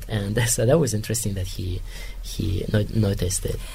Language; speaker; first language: English; non-native, fluent; Kazakh